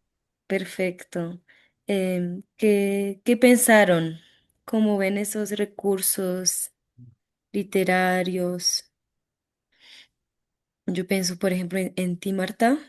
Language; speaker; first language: Spanish; non-native, fluent; French